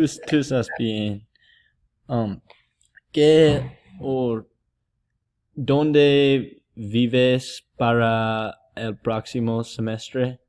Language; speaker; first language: Spanish; non-native, learner; English